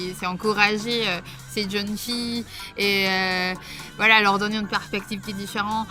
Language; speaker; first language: French; non-native, fluent; Spanish